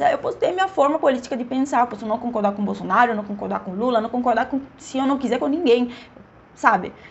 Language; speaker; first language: Portuguese; non-native, fluent; Spanish